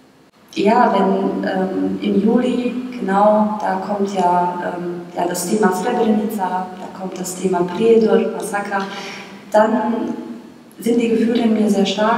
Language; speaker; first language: German; non-native, fluent; Bosnian